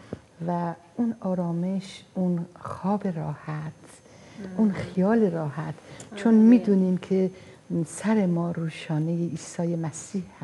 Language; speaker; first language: Persian; non-native, fluent; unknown